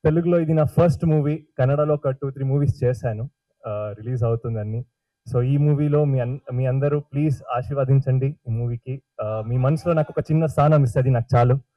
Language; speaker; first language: Telugu; non-native, learner; Kannada